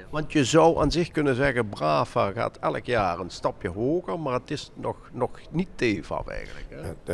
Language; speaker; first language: Dutch; native; Dutch